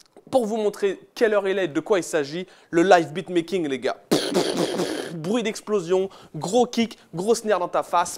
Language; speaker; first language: French; native; French